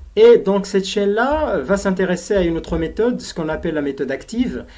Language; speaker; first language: French; non-native, local second language; Arabic